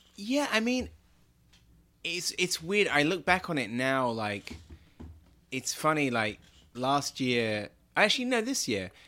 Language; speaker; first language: English; native; English